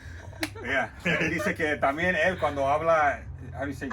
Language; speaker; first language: Spanish; early bilingual, heritage; Spanish